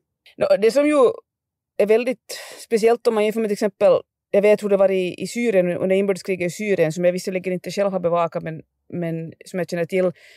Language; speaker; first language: Swedish; native; Swedish